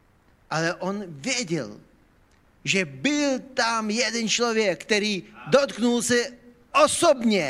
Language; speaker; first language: Czech; non-native, fluent; Ukrainian